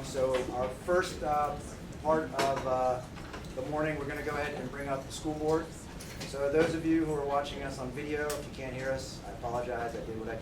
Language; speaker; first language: English; native; English